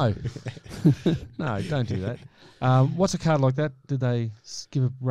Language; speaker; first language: English; native; English